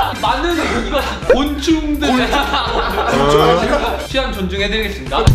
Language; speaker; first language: Korean; native; Korean